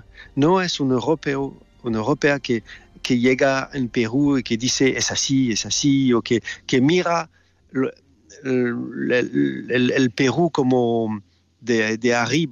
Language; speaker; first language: Spanish; non-native, fluent; French